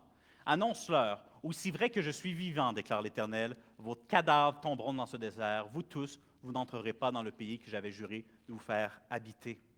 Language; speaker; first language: French; native; French